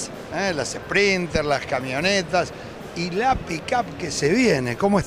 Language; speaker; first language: Spanish; native; Spanish